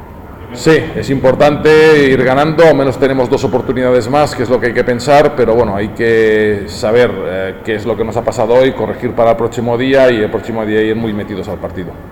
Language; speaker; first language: Spanish; native; Spanish